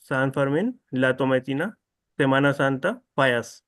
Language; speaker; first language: Spanish; non-native, learner; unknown